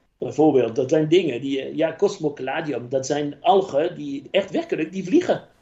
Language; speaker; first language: Dutch; non-native, fluent; French